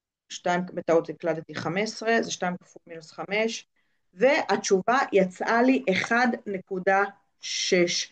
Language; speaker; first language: Hebrew; native; Hebrew